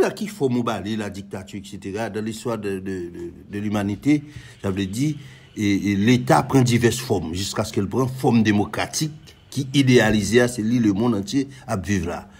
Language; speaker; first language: French; non-native, local second language; Haitian Creole